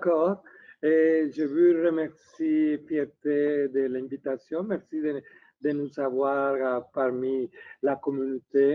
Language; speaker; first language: French; early bilingual, other home language; Spanish